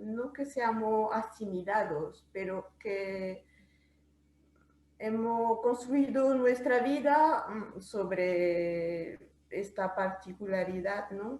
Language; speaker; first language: Spanish; non-native, fluent; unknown